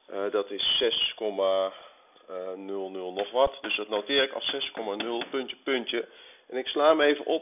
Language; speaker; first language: Dutch; native; Dutch